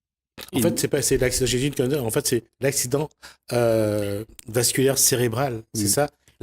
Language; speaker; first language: French; native; French